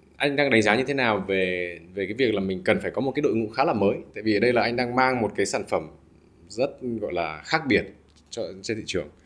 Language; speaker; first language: Vietnamese; native; Vietnamese